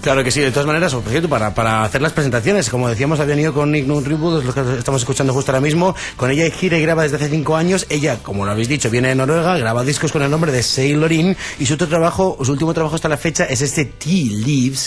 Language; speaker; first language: Spanish; native; Spanish